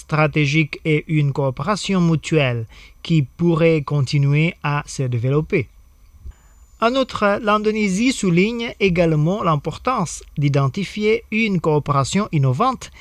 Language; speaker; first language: French; non-native, fluent; Indonesian